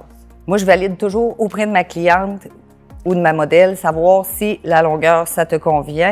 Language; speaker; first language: French; native; French